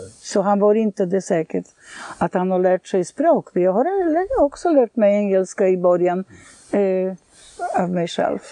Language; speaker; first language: Swedish; non-native, fluent; Polish